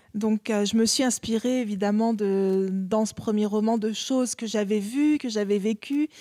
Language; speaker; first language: French; native; French